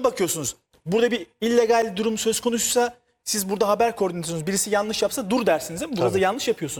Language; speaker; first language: Turkish; native; Turkish